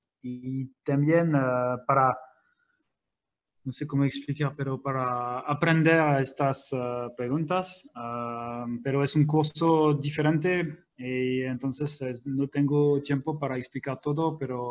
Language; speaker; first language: Spanish; non-native, fluent; French